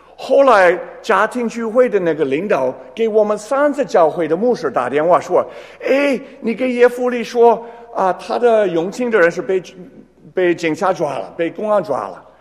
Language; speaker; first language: Chinese; non-native, fluent; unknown